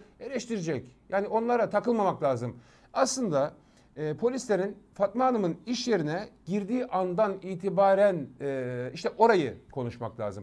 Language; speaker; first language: Turkish; native; Turkish